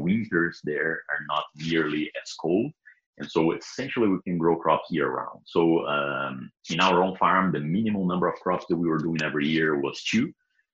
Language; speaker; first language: English; non-native, fluent; Portuguese